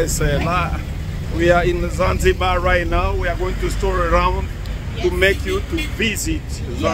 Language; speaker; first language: English; non-native, learner; Lingala